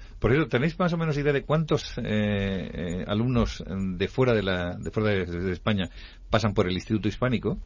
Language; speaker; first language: Spanish; native; Spanish